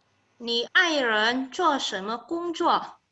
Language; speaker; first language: Chinese; non-native, learner; Indonesian